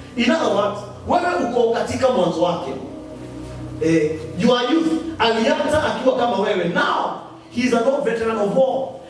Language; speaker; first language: English; non-native, local second language; Swahili